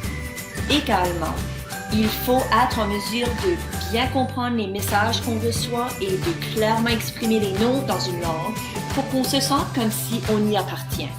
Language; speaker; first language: French; native; French